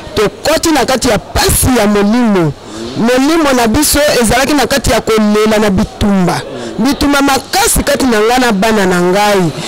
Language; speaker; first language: Lingala; native; Lingala